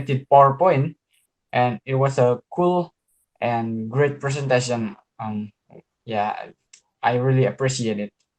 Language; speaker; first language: English; non-native, learner; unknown